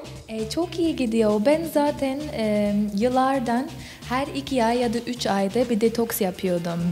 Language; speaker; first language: Turkish; non-native, fluent; English